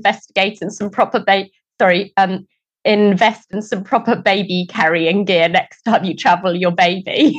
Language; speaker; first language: English; native; English